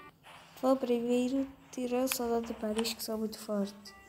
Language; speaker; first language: Portuguese; early bilingual, heritage; Portuguese